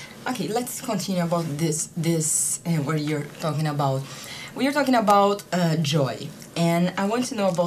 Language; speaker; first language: English; non-native, learner; Portuguese